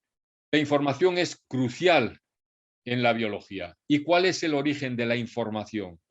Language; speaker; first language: Spanish; native; Spanish